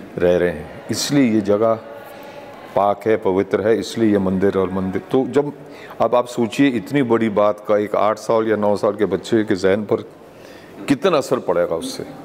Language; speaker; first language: Hindi; non-native, local second language; English